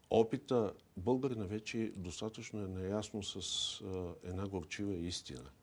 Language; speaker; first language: Bulgarian; native; Bulgarian